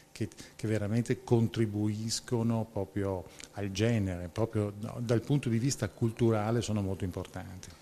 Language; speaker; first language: Italian; native; Italian